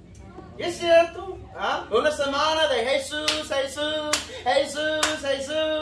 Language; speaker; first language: Spanish; non-native, fluent; English